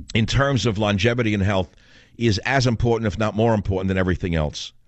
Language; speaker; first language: English; native; English